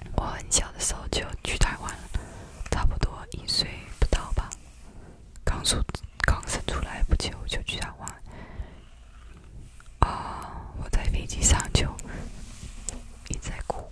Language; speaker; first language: Chinese; early bilingual, heritage; Chinese